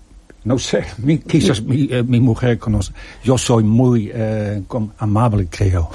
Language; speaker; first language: Spanish; non-native, learner; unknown